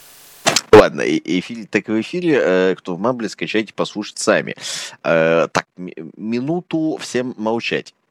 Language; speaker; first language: Russian; native; Russian